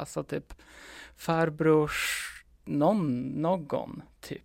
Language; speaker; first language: Swedish; non-native, fluent; Polish